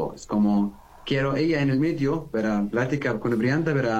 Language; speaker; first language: Spanish; non-native, learner; Arabic